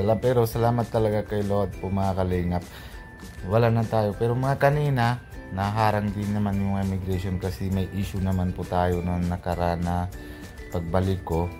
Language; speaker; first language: Filipino; non-native, learner; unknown